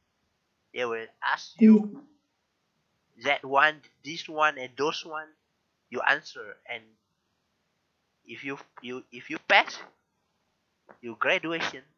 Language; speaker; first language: English; non-native, learner; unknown